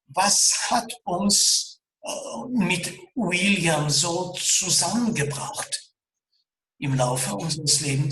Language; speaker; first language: German; non-native, fluent; Russian